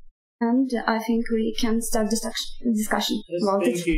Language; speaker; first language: English; non-native, learner; Russian